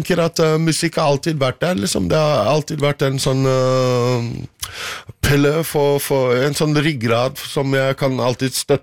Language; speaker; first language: Norwegian; non-native, fluent; English